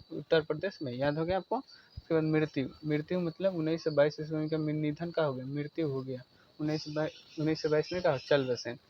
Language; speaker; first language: Hindi; native; Hindi